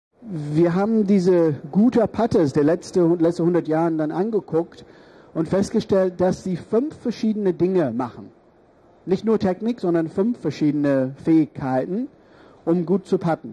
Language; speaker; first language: German; non-native, fluent; English